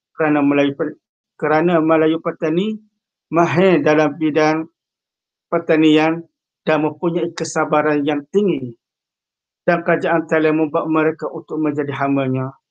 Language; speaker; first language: Malay; native; Malay